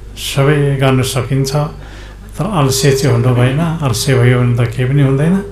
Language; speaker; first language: Nepali; non-native, local second language; Limbu